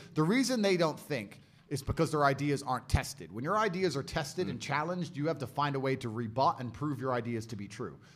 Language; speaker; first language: English; native; English